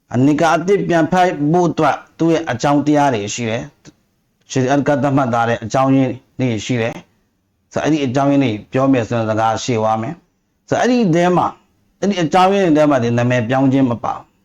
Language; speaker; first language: Burmese; native; Burmese